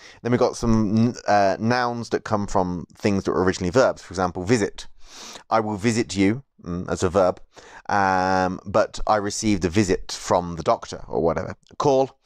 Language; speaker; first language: English; native; English